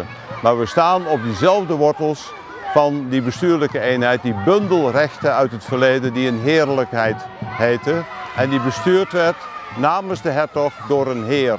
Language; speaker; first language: Dutch; native; Dutch